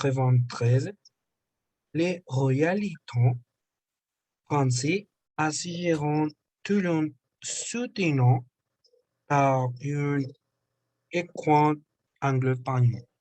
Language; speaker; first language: French; non-native, learner; Spanish